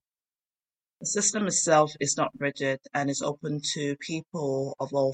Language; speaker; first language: English; non-native, local second language; Yoruba